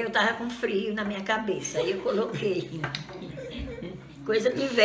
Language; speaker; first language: Portuguese; native; Portuguese